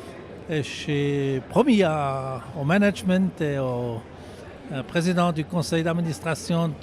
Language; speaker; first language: French; non-native, local second language; German